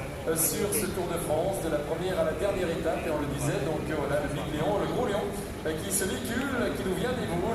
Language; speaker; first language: French; native; French